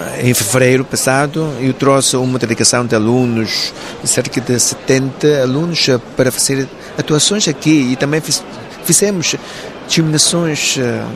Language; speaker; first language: Portuguese; non-native, local second language; Cantonese